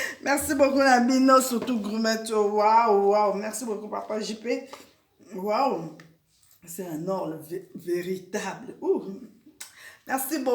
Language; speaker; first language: French; non-native, local second language; Lingala